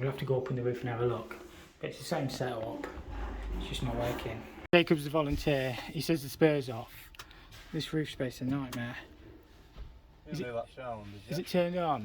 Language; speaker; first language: English; native; English